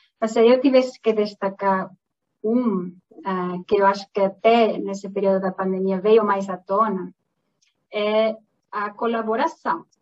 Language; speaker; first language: Portuguese; non-native, fluent; Spanish